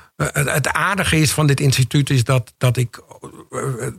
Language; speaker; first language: Dutch; early bilingual, other home language; Indonesian